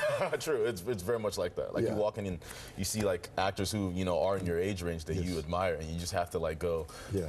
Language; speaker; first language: English; non-native, local second language; Yoruba